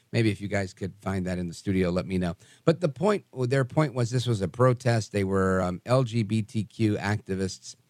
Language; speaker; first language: English; native; English